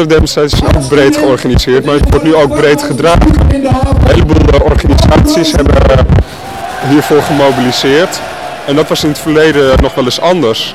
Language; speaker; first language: Dutch; native; Dutch